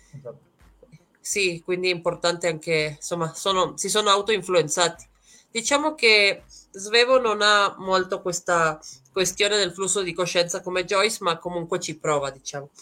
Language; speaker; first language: Italian; native; Italian